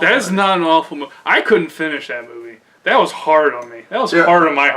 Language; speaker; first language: English; native; English